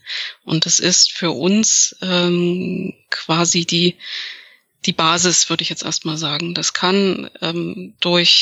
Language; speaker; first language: German; native; German